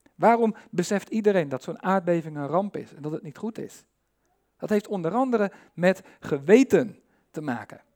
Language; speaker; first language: Dutch; native; Dutch